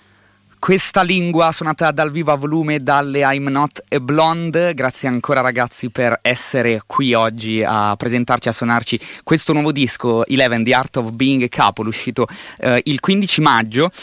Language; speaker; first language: Italian; native; Italian